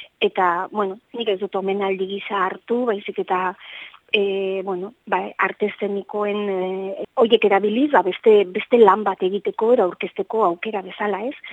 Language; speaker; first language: Basque; native; Basque